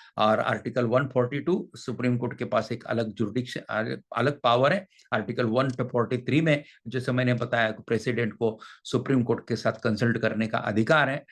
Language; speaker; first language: Hindi; non-native, local second language; Marathi